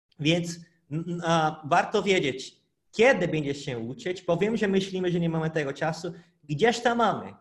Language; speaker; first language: Polish; non-native, fluent; Portuguese